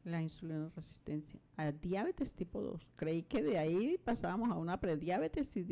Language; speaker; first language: Spanish; native; Spanish